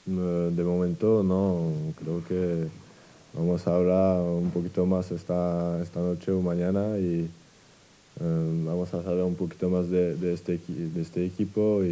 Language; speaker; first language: Spanish; non-native, fluent; French